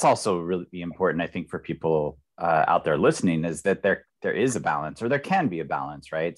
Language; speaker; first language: English; native; English